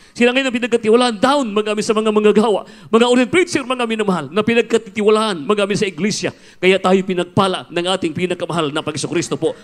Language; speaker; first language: Filipino; non-native, local second language; Cebuano